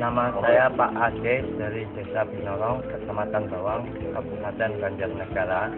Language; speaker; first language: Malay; non-native, local second language; Javanese